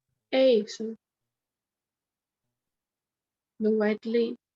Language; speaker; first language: English; non-native, learner; Indonesian